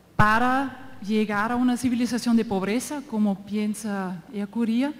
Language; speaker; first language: Spanish; non-native, fluent; German